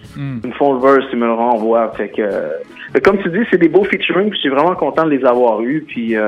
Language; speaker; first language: French; native; French